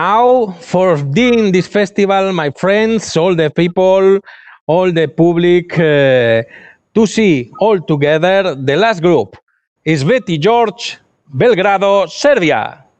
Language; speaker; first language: English; non-native, learner; Galician